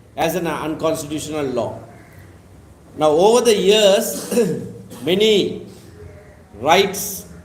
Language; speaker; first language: English; non-native, local second language; Tamil